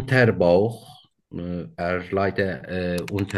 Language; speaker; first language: German; non-native, learner; Turkish